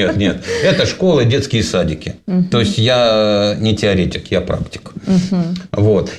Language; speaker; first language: Russian; native; Russian